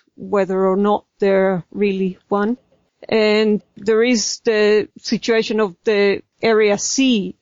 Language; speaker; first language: English; non-native, fluent; Hebrew